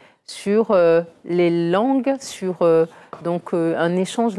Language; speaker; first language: French; native; French